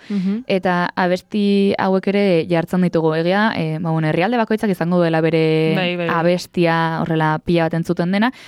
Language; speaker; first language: Basque; native; Basque